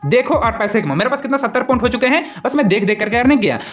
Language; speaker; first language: Hindi; native; Hindi